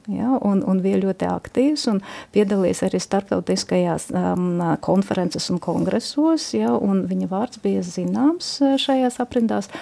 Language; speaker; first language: Latvian; non-native, local second language; Russian